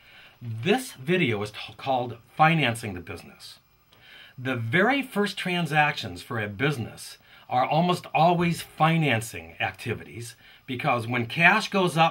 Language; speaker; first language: English; native; English